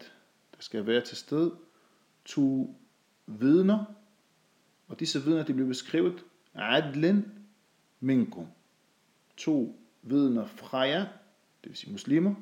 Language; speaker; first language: Danish; non-native, fluent; Arabic